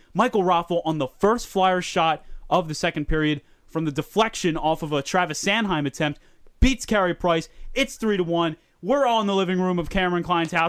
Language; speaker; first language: English; native; English